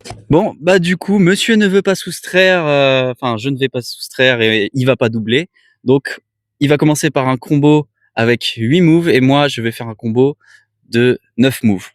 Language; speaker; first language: French; native; French